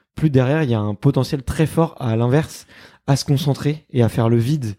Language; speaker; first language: French; native; French